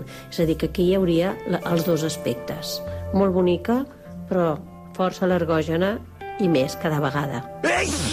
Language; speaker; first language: Catalan; native; Catalan